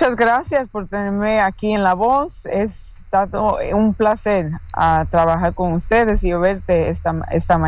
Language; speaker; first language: Spanish; non-native, fluent; English